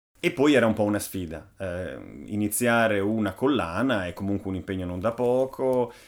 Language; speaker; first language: Italian; native; Italian